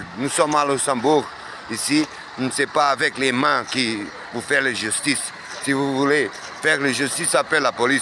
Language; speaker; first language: French; non-native, learner; Portuguese